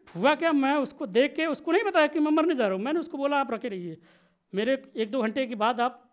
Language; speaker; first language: Hindi; native; Hindi